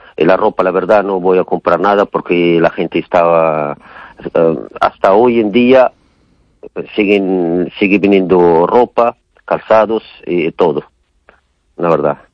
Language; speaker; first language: Spanish; non-native, fluent; Arabic